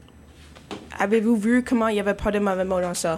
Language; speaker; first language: French; non-native, local second language; English